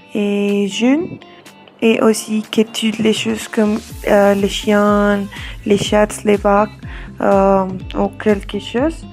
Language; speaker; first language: French; non-native, learner; Spanish